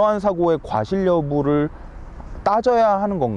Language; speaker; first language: Korean; native; Korean